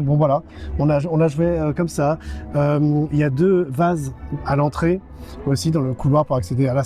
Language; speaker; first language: French; native; French